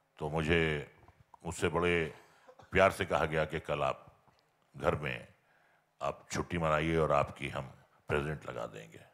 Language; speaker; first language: Hindi; native; Hindi